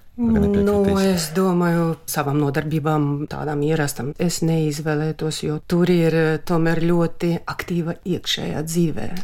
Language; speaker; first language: Latvian; non-native, local second language; Russian